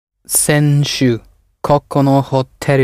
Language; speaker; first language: Japanese; non-native, learner; English